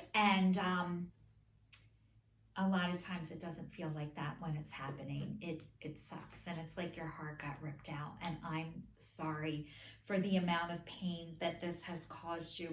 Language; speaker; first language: English; native; English